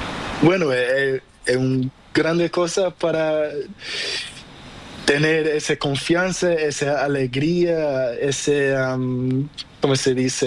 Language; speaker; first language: Spanish; non-native, learner; Portuguese